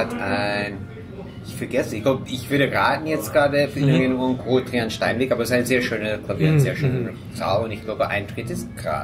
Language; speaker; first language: German; non-native, fluent; English